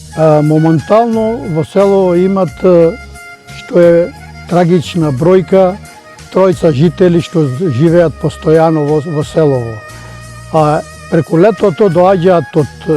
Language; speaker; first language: Macedonian; native; Macedonian